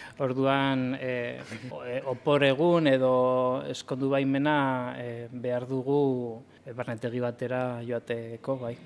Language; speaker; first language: Basque; non-native, local second language; Spanish